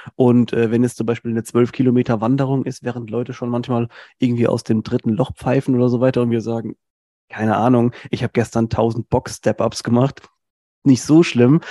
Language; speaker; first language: German; native; German